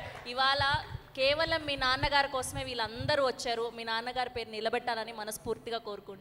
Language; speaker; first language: Telugu; native; Telugu